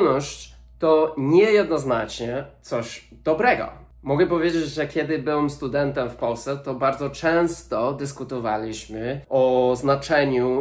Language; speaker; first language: Polish; non-native, fluent; English